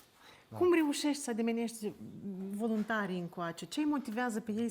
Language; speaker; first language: Romanian; native; Romanian